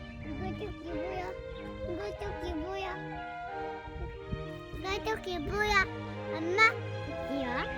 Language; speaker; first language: Korean; early bilingual, heritage; Korean